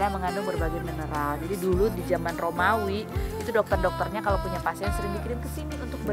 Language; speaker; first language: Indonesian; native; Indonesian